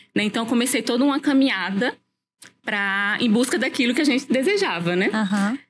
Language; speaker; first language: Portuguese; native; Portuguese